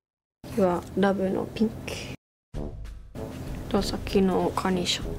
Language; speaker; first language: Japanese; non-native, learner; English